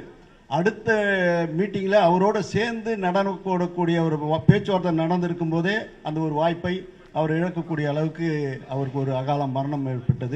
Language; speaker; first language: Tamil; native; Tamil